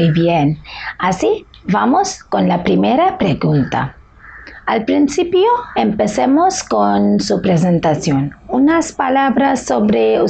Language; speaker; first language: Spanish; non-native, learner; Bangla